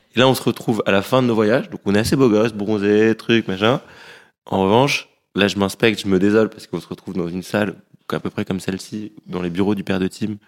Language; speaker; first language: French; native; French